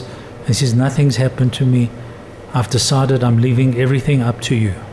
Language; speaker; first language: English; native; English